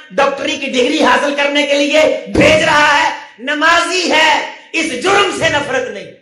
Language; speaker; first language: Urdu; non-native, local second language; Punjabi